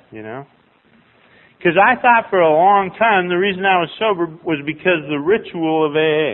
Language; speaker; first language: English; native; English